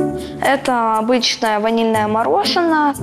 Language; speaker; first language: Russian; native; Russian